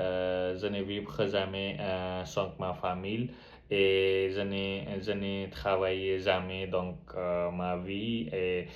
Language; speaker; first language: French; non-native, learner; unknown